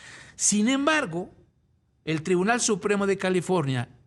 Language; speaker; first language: Spanish; native; Spanish